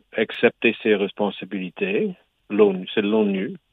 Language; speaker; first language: French; native; French